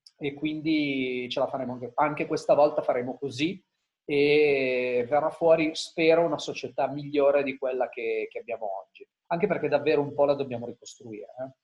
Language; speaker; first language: Italian; early bilingual, heritage; Italian